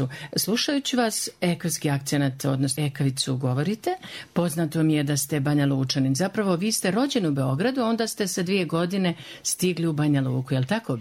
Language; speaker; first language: Serbian; native; Serbian